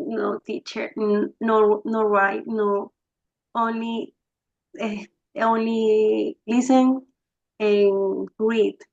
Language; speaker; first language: English; non-native, learner; Spanish